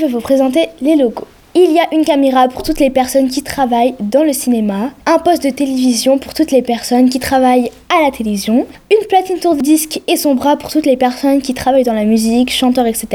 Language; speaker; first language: French; native; French